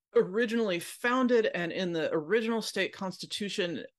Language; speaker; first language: English; native; English